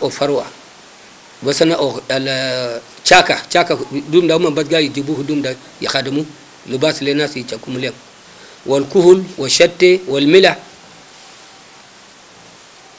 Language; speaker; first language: Arabic; non-native, local second language; Hausa